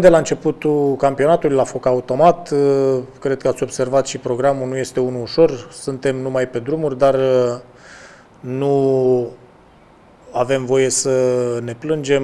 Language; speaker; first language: Romanian; native; Romanian